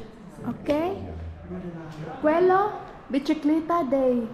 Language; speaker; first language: Italian; non-native, learner; Filipino